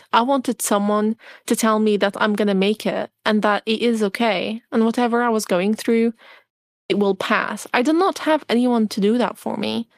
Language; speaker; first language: English; non-native, fluent; Arabic